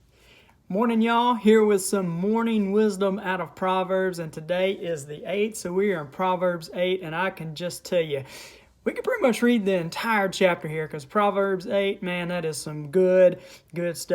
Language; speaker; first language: English; native; English